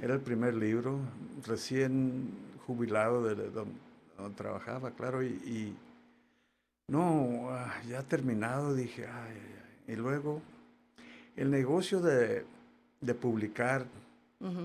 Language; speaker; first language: Spanish; early bilingual, heritage; Spanish